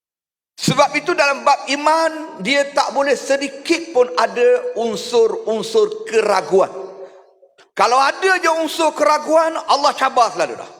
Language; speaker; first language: Malay; native; Malay